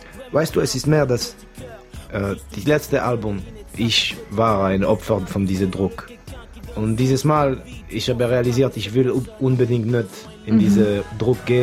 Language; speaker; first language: German; non-native, local second language; French